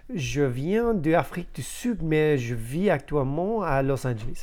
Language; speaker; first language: French; non-native, learner; English